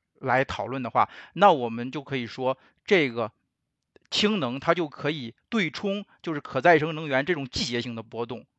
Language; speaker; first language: Chinese; native; Chinese